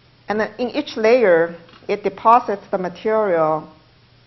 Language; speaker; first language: English; non-native, fluent; Chinese